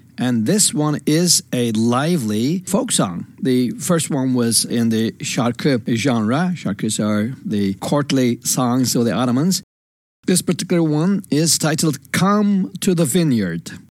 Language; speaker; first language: English; non-native, fluent; Turkish